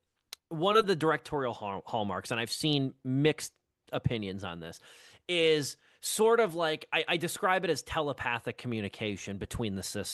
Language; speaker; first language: English; native; English